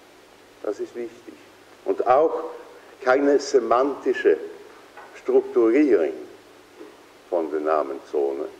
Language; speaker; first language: German; non-native, fluent; Swedish